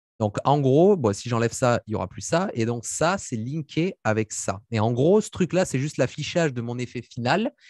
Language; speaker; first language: French; native; French